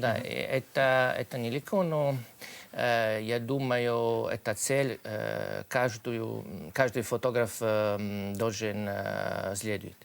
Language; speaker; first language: Russian; non-native, fluent; Italian